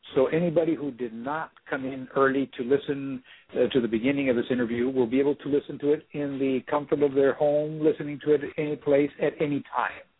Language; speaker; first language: English; early bilingual, other home language; Spanish